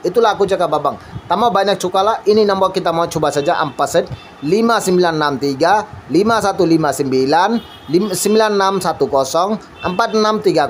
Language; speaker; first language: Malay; non-native, learner; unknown